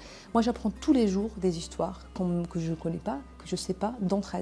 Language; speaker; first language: French; native; French